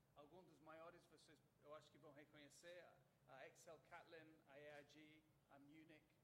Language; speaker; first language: Portuguese; non-native, fluent; English